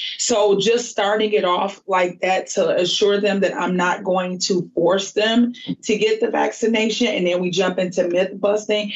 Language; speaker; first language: English; native; English